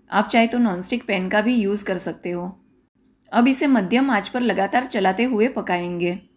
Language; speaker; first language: Hindi; non-native, local second language; Gujarati